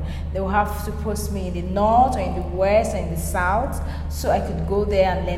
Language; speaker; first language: English; non-native, local second language; Igbo